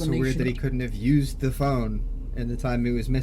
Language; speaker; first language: English; native; English